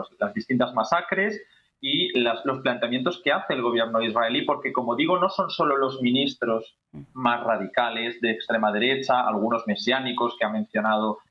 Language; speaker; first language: Spanish; native; Spanish